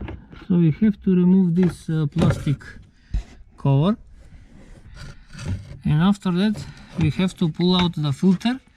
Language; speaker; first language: English; non-native, fluent; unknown